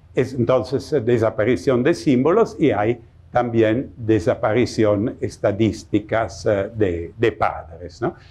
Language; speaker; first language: Spanish; non-native, fluent; Italian